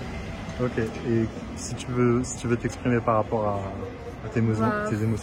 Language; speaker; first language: French; native; French